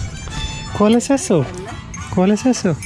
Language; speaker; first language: Spanish; non-native, learner; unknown